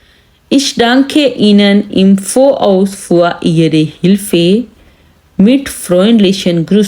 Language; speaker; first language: German; non-native, learner; Urdu